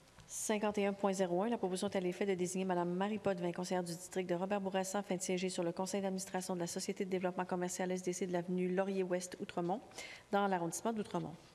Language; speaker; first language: French; native; French